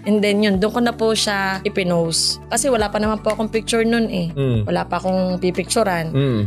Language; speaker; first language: Filipino; native; Filipino